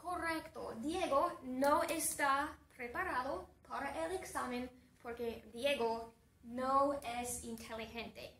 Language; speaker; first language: Spanish; non-native, fluent; English